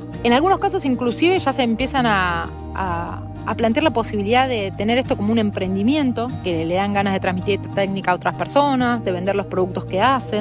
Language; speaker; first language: Spanish; native; Spanish